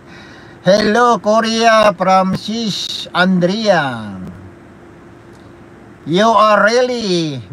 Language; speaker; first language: English; non-native, local second language; Filipino